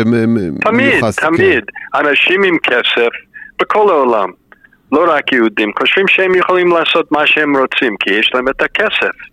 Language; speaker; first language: Hebrew; non-native, fluent; English